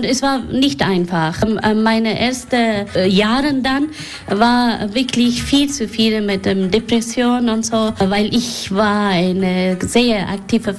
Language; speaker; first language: German; non-native, learner; Persian